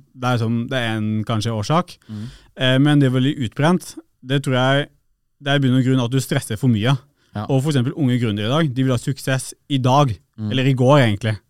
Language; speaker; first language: Norwegian; early bilingual, other home language; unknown